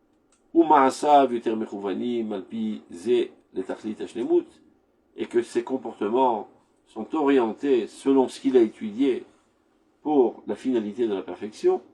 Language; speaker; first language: French; native; French